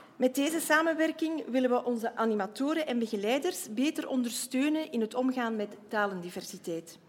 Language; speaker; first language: Dutch; native; Dutch